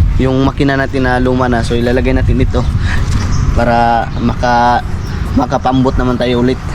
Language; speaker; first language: Filipino; non-native, local second language; Cebuano